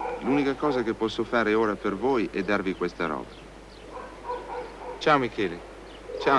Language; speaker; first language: Italian; native; Italian